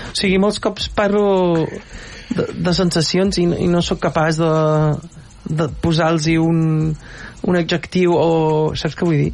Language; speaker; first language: Catalan; native; Catalan